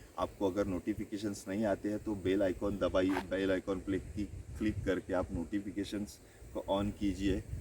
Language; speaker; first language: Hindi; non-native, local second language; Marathi